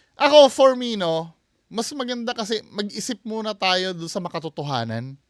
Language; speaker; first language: Filipino; native; Filipino